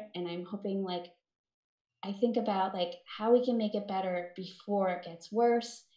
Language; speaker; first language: English; native; English